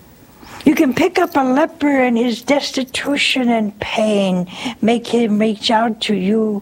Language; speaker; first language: English; native; English